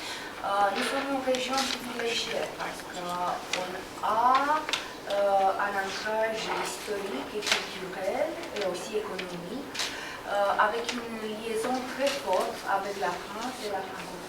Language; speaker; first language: French; non-native, fluent; Romanian